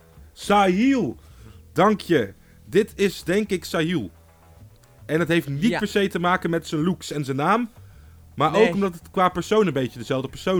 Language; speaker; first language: Dutch; native; Dutch